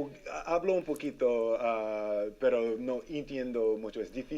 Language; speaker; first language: Spanish; non-native, learner; English